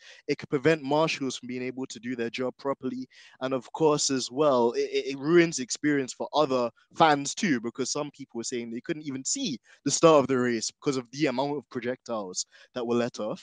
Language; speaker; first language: English; native; English